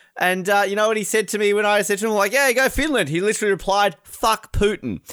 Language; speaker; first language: English; native; English